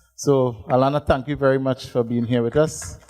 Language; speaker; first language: English; native; English